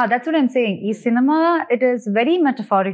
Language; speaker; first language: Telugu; non-native, fluent; Malayalam